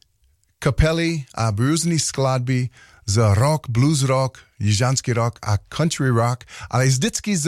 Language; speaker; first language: Czech; non-native, learner; English